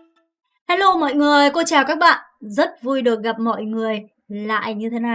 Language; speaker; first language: Vietnamese; non-native, fluent; Korean